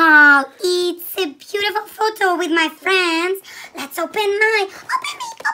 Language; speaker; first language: English; non-native, learner; Russian